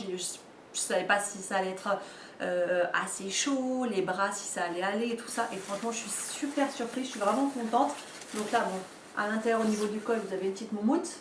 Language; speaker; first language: French; native; French